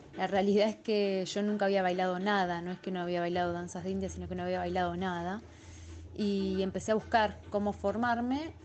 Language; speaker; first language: Spanish; native; Spanish